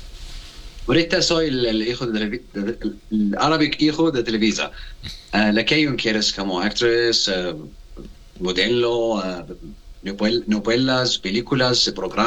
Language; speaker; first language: Spanish; non-native, learner; Arabic